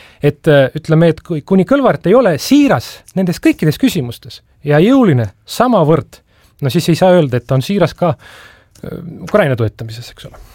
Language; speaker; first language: Estonian; non-native, local second language; Russian